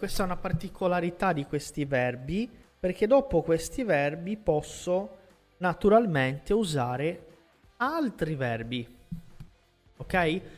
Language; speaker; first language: Italian; non-native, fluent; Portuguese